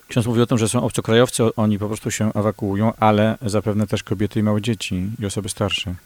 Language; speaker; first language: Polish; native; Polish